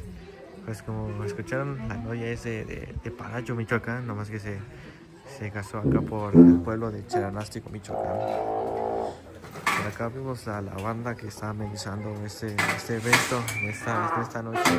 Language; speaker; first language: Spanish; native; Spanish